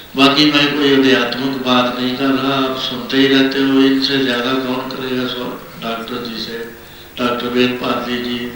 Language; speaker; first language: Hindi; non-native, local second language; Punjabi